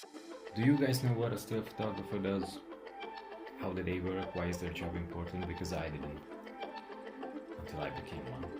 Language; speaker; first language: English; non-native, fluent; Hungarian